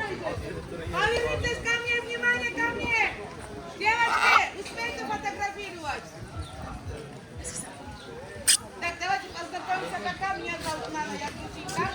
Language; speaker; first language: Russian; non-native, learner; Turkish